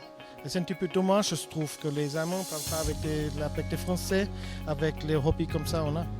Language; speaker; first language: French; non-native, learner; German